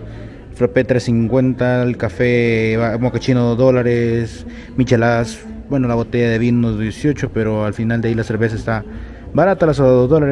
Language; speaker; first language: Spanish; native; Spanish